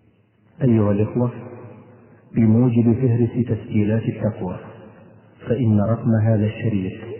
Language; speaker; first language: Arabic; native; Arabic